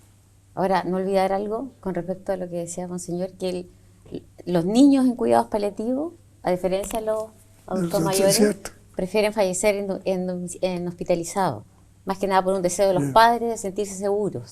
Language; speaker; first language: Spanish; native; Spanish